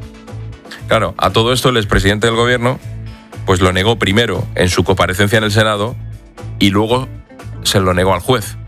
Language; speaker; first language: Spanish; native; Spanish